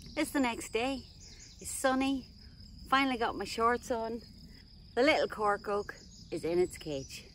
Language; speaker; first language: English; native; English